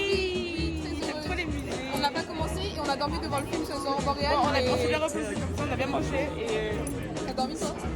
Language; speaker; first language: French; native; French